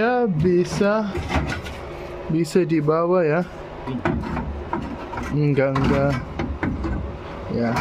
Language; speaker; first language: Indonesian; non-native, learner; English